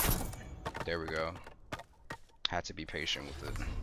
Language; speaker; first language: English; native; English